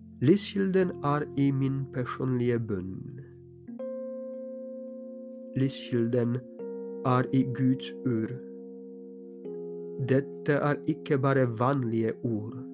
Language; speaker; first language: Norwegian; non-native, fluent; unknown